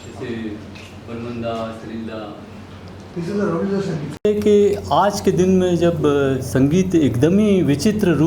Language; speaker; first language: Hindi; native; Hindi